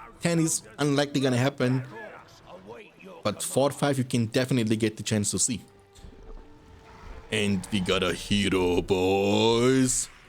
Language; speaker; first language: English; non-native, fluent; German